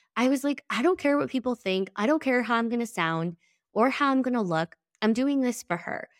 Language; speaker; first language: English; early bilingual, other home language; Spanish